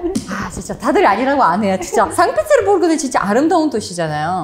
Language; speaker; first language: Korean; non-native, fluent; Uzbek